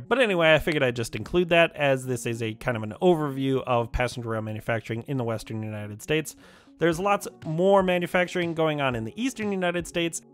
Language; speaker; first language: English; native; English